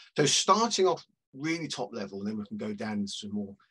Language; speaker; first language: English; native; English